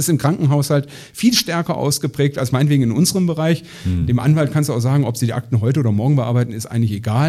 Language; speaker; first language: German; native; German